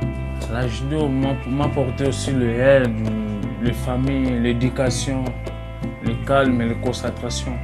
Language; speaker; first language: French; non-native, learner; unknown